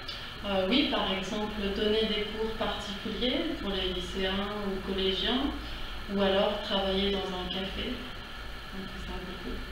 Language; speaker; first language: French; non-native, learner; Korean